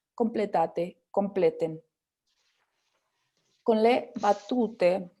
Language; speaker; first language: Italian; non-native, fluent; Spanish